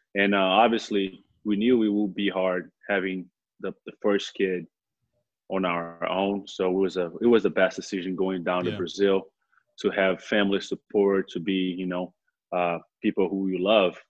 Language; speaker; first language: English; non-native, fluent; Portuguese